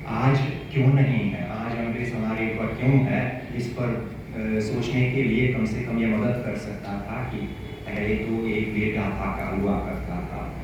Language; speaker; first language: Hindi; non-native, fluent; Hungarian